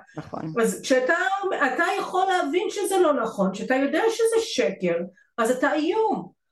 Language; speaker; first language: Hebrew; non-native, fluent; English